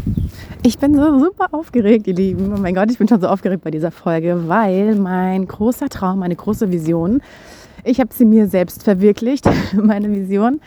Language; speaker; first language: German; native; German